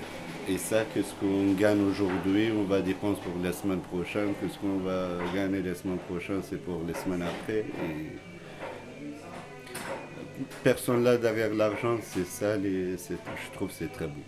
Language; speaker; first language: French; non-native, learner; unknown